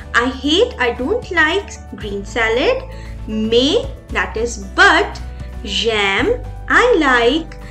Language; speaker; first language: English; non-native, local second language; Hindi